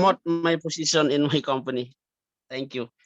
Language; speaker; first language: English; non-native, learner; Indonesian